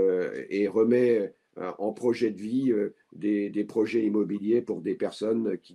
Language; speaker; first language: French; native; French